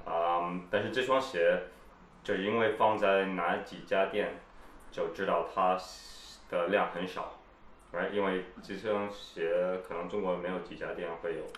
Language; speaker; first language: Chinese; early bilingual, heritage; Chinese